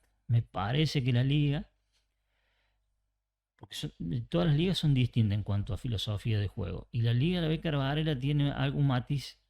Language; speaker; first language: Spanish; native; Spanish